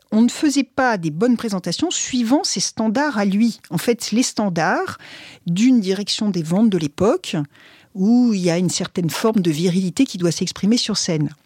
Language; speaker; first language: French; native; French